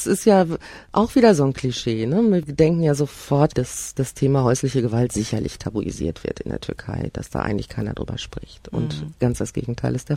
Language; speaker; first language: German; native; German